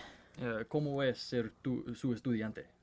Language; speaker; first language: Spanish; non-native, learner; English